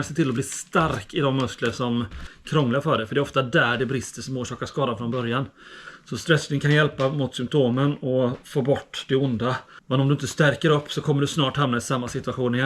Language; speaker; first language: Swedish; native; Swedish